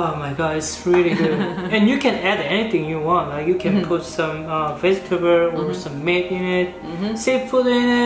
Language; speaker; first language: English; non-native, fluent; Korean